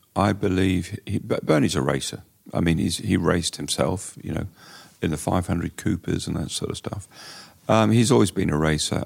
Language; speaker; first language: English; native; English